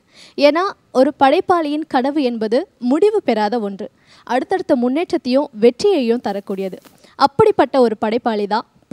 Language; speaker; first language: Tamil; native; Tamil